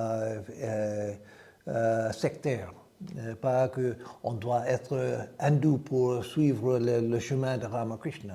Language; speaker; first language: French; non-native, fluent; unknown